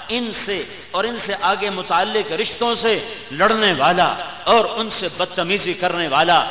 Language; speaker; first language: Urdu; non-native, local second language; Punjabi